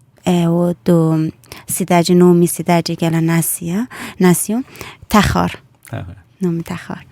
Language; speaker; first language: Portuguese; non-native, learner; Persian